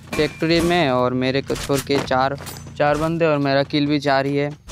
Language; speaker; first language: Hindi; non-native, local second language; Bangla